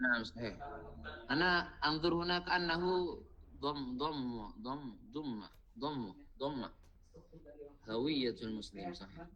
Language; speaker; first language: Arabic; non-native, fluent; Indonesian